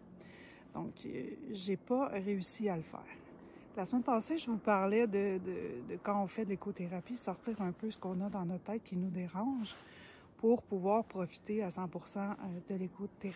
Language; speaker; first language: French; native; French